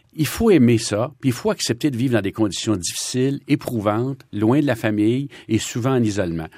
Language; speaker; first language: French; native; French